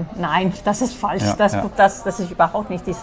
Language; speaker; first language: German; non-native, fluent; Danish